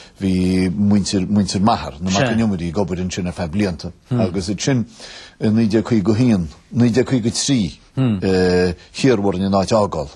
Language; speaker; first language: Irish; native; Irish